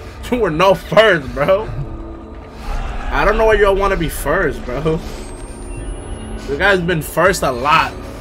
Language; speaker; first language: English; early bilingual, other home language; Spanish